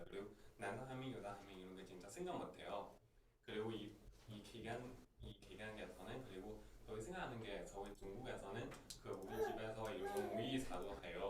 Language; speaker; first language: Korean; non-native, learner; Chinese